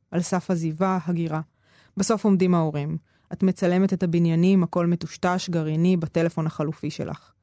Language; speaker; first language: Hebrew; native; Hebrew